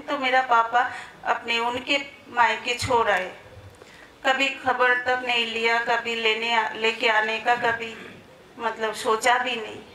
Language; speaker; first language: Hindi; non-native, local second language; Bangla